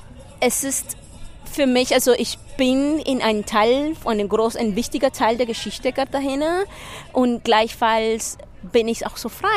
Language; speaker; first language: German; non-native, fluent; Spanish